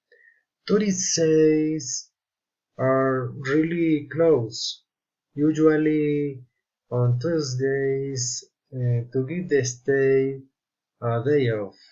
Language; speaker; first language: English; non-native, learner; Spanish